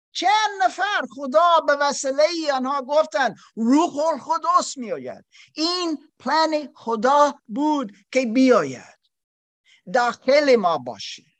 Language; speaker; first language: Persian; non-native, learner; German